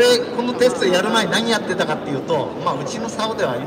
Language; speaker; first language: Japanese; native; Japanese